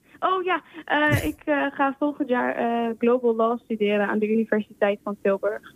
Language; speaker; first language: Dutch; early bilingual, other home language; Spanish